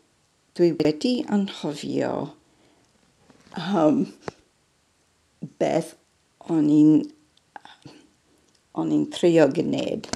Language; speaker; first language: Welsh; non-native, learner; English